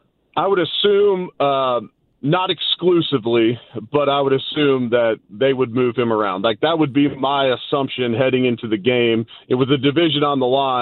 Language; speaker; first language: English; native; English